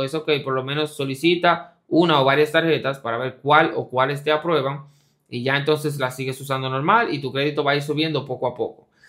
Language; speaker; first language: Spanish; native; Spanish